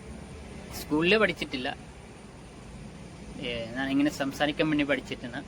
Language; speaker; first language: Malayalam; non-native, local second language; Assamese